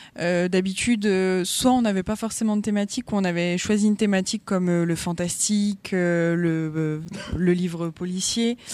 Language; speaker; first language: French; native; French